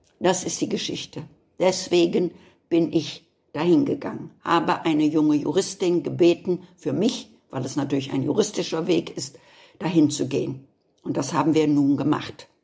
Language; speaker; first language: German; native; German